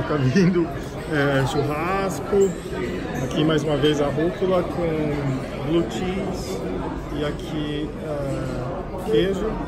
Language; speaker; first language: Portuguese; non-native, fluent; Japanese